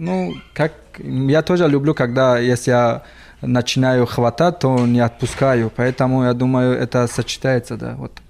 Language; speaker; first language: Russian; non-native, local second language; Tajik